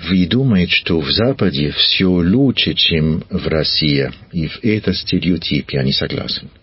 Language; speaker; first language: Russian; non-native, learner; French